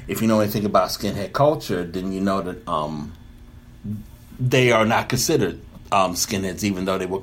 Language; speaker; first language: English; native; English